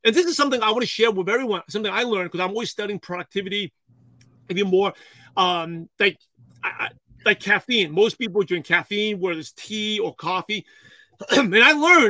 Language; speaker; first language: English; early bilingual, other home language; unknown